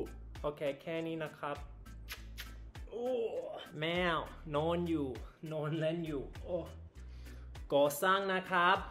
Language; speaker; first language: Thai; non-native, learner; English